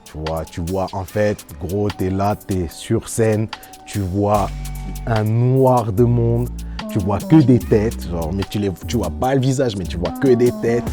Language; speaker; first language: French; native; French